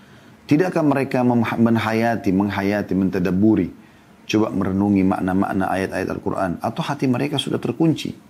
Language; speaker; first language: Indonesian; native; Indonesian